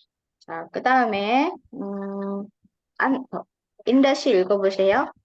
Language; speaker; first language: Korean; non-native, fluent; Indonesian